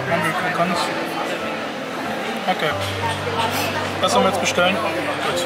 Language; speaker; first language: German; native; German